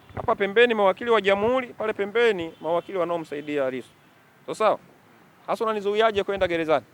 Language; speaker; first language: Swahili; native; Swahili